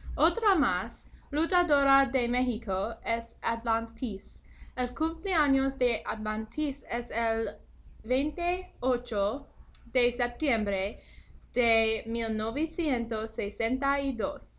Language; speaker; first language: Spanish; non-native, learner; English